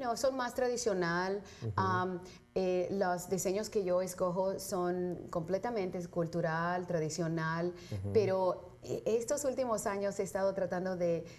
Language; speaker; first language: Spanish; early bilingual, heritage; Spanish